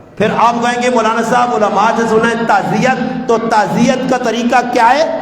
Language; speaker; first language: Urdu; non-native, local second language; Punjabi